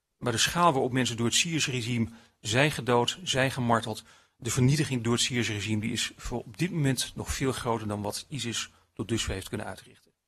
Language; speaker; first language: Dutch; native; Dutch